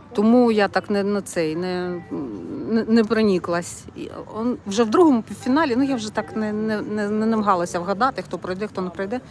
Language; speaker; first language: Ukrainian; non-native, local second language; Russian